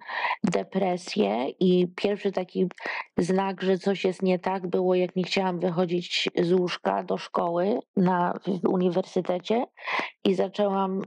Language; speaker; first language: Polish; early bilingual, heritage; Polish